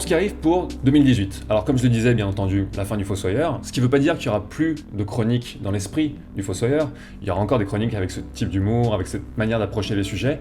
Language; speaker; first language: French; native; French